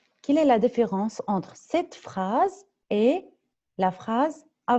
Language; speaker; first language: French; non-native, fluent; Arabic